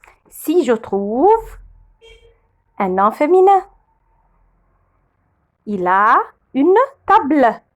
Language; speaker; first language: French; non-native, fluent; Arabic